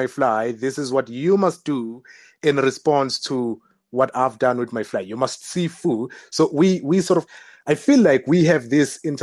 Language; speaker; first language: English; non-native, local second language; Zulu